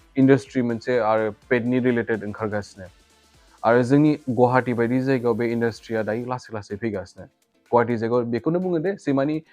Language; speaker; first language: Bodo; native; Bodo